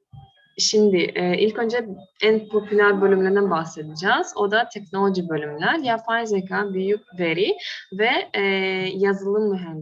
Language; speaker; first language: Turkish; non-native, fluent; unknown